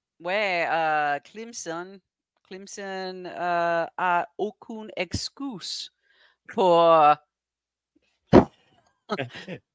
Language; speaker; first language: French; non-native, learner; English